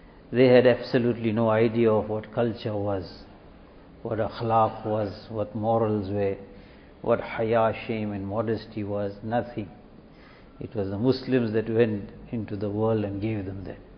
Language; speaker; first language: English; native; English